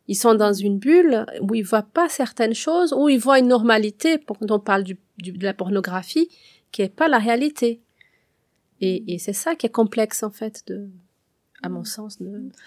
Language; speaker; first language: French; non-native, fluent; Portuguese